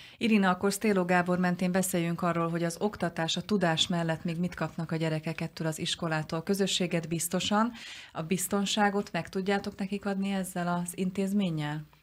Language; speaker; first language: Hungarian; native; Hungarian